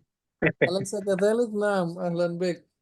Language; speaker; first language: Arabic; non-native, fluent; Indonesian